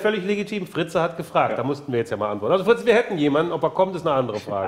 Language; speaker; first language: German; native; German